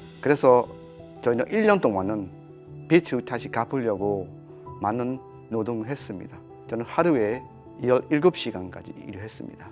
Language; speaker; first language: Korean; non-native, fluent; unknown